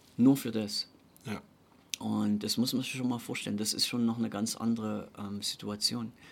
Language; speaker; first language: German; native; German